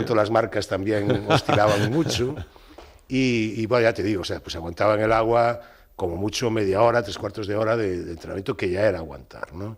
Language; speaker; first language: Spanish; native; Spanish